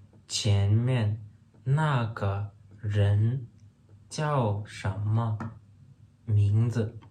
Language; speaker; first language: Chinese; non-native, fluent; Turkmen